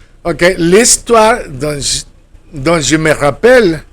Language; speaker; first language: French; non-native, fluent; Spanish